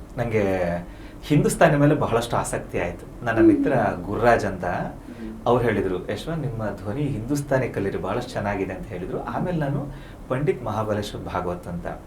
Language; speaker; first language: Kannada; native; Kannada